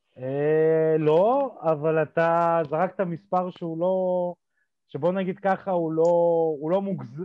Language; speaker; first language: Hebrew; early bilingual, other home language; Russian